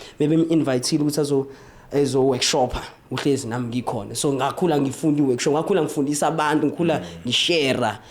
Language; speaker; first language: Zulu; native; Zulu